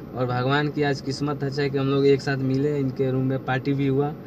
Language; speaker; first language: Hindi; native; Hindi